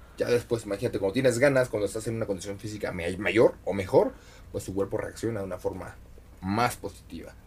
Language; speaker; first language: Spanish; native; Spanish